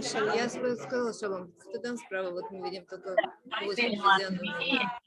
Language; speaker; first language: Russian; native; Russian